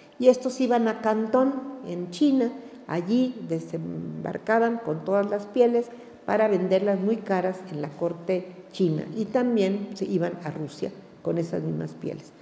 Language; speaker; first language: Spanish; native; Spanish